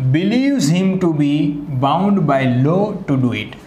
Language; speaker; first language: English; non-native, local second language; Gujarati